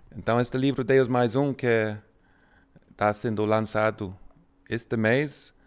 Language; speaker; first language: Portuguese; non-native, fluent; English